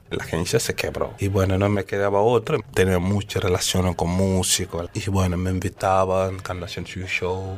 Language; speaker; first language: Spanish; non-native, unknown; Wolof